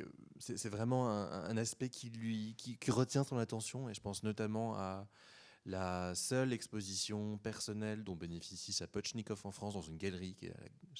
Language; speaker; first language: French; native; French